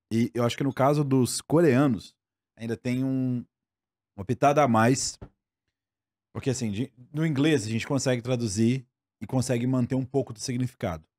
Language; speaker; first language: Portuguese; native; Portuguese